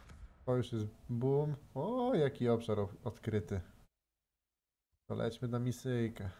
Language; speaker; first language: Polish; native; Polish